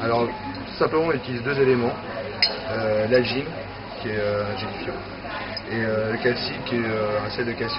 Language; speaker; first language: French; native; French